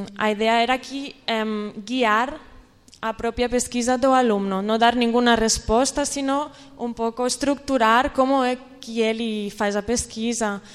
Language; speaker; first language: Portuguese; non-native, fluent; Catalan